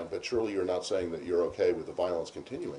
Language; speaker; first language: English; native; English